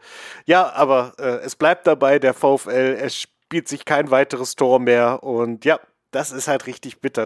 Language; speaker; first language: German; native; German